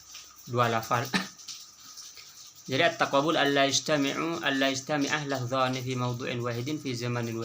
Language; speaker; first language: Arabic; non-native, fluent; Indonesian